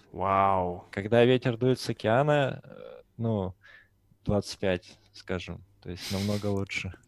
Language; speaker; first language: Russian; native; Russian